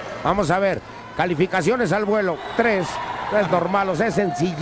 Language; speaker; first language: Spanish; native; Spanish